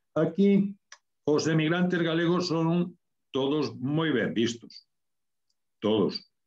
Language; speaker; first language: Galician; native; Galician